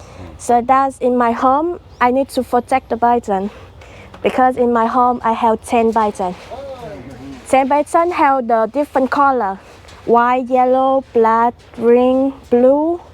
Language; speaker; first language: English; non-native, learner; Vietnamese